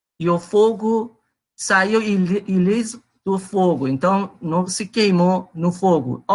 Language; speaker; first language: Portuguese; non-native, fluent; Persian